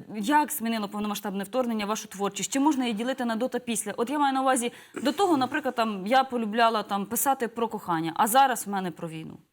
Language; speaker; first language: Ukrainian; native; Ukrainian